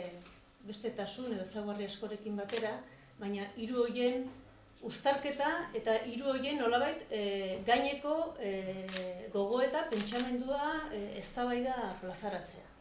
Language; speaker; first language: Basque; native; Basque